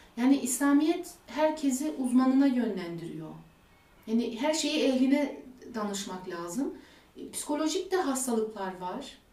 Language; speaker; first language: Turkish; early bilingual, heritage; Turkish